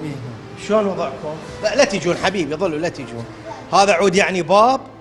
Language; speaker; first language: Arabic; native; Arabic